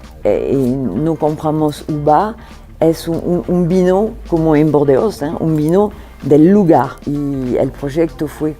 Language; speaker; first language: Spanish; non-native, fluent; French